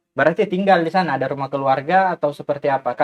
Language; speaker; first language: Indonesian; native; Indonesian